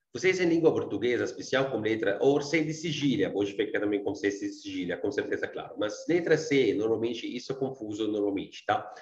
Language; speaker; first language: Portuguese; non-native, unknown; Arabic